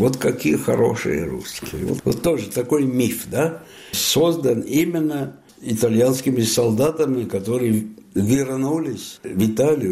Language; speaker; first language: Russian; non-native, fluent; Italian